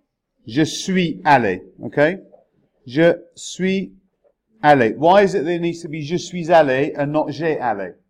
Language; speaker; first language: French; non-native, fluent; English